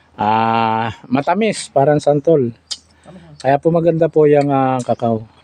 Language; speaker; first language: Filipino; native; Filipino